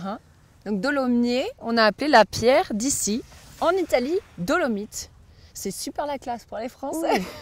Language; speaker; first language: French; native; French